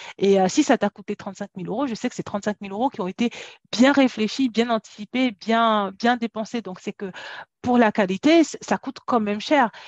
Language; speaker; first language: French; native; French